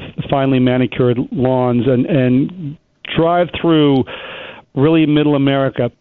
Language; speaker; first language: English; native; English